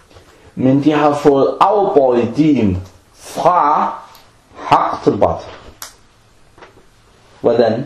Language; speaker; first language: Danish; non-native, fluent; Arabic